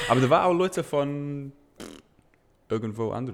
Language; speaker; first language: German; non-native, learner; English